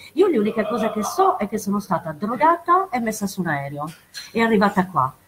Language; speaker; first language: Italian; native; Italian